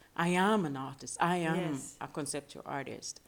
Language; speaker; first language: English; non-native, local second language; Luo (Kenya and Tanzania)